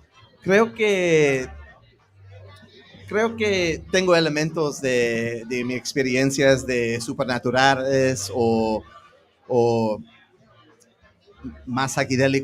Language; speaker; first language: Spanish; early bilingual, heritage; English